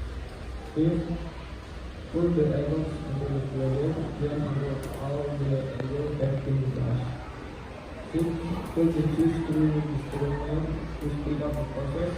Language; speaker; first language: English; non-native, learner; Indonesian